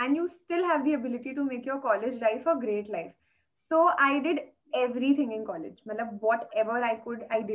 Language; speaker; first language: English; non-native, local second language; Hindi